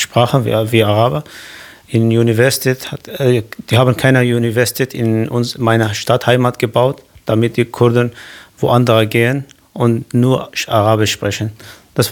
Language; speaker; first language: German; non-native, learner; Arabic